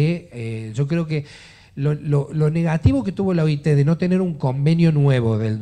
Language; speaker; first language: Spanish; native; Spanish